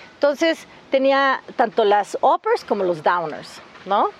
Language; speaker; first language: Spanish; native; Spanish